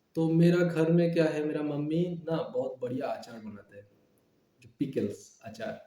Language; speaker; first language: Hindi; non-native, local second language; Bangla